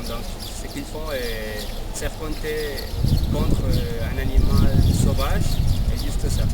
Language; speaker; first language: French; non-native, learner; Spanish